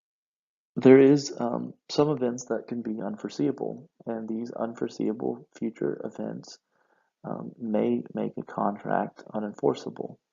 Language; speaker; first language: English; native; English